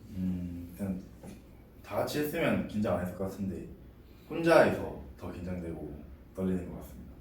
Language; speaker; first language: Korean; native; Korean